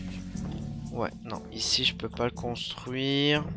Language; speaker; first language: French; native; French